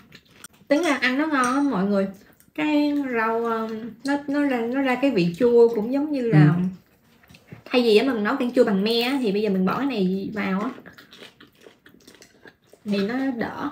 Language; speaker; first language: Vietnamese; native; Vietnamese